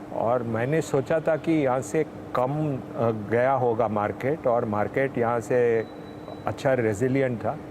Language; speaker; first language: Hindi; non-native, local second language; Tamil